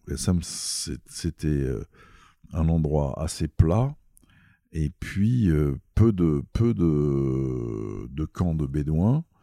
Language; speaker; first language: French; native; French